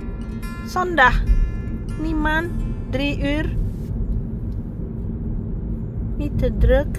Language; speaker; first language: Dutch; non-native, learner; Indonesian